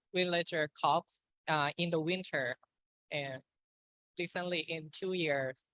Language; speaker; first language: English; non-native, fluent; Thai